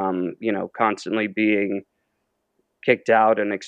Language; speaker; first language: English; native; English